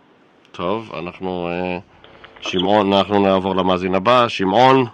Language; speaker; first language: Hebrew; native; Hebrew